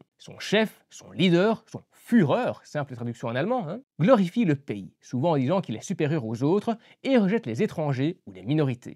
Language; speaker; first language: French; native; French